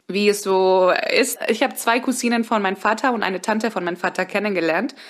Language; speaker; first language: German; early bilingual, heritage; Spanish